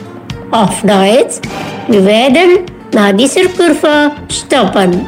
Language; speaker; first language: German; non-native, learner; Indonesian